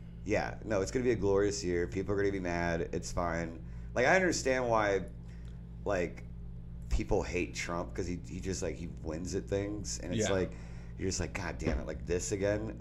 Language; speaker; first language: English; native; English